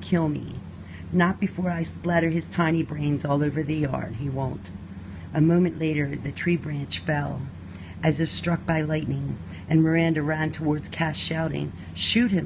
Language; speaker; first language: English; native; English